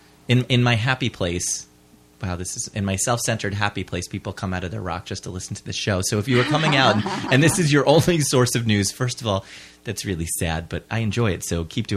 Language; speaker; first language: English; native; English